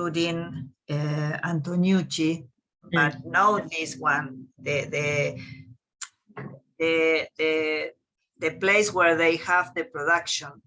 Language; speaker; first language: English; non-native, learner; Spanish